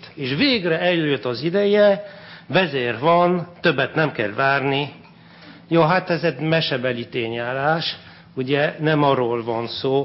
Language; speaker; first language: Hungarian; non-native, fluent; French